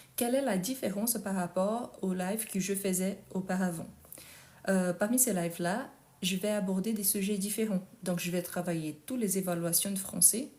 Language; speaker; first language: French; non-native, fluent; Portuguese